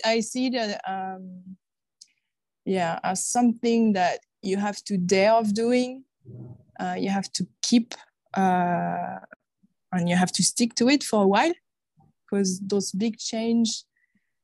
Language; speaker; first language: English; non-native, fluent; French